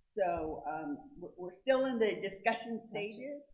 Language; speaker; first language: English; native; English